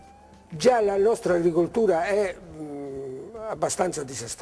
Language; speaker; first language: Italian; native; Italian